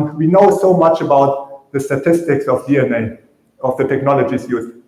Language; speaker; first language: English; non-native, fluent; German